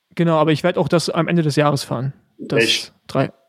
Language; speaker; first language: German; native; German